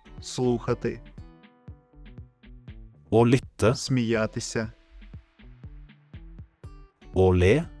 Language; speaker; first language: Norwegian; non-native, fluent; Ukrainian